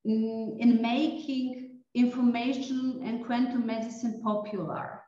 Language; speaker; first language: English; non-native, fluent; Polish